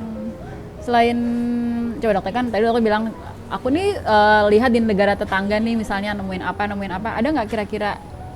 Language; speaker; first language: Indonesian; native; Indonesian